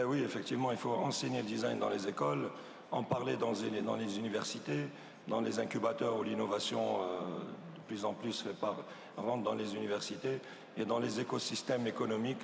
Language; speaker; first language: French; non-native, local second language; Arabic